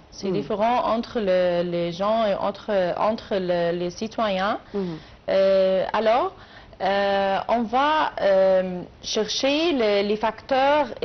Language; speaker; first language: French; non-native, learner; Arabic